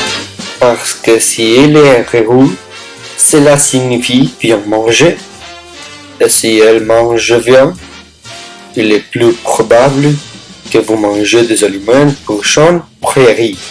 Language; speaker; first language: French; non-native, learner; Spanish